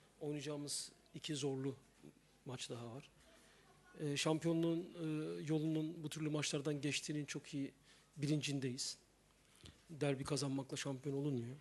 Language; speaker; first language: Turkish; native; Turkish